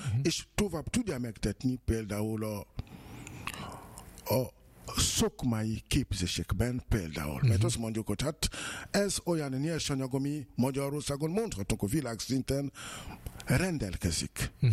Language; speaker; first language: Hungarian; non-native, fluent; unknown